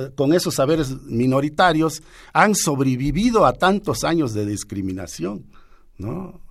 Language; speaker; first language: Spanish; native; Spanish